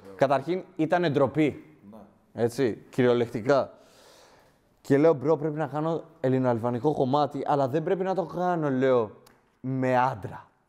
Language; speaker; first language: Greek; early bilingual, other home language; Albanian